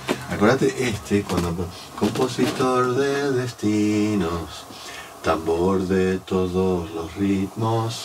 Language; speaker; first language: Spanish; early bilingual, heritage; Spanish